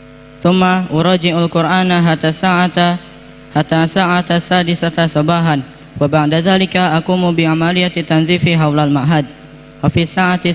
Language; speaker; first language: Arabic; non-native, learner; Indonesian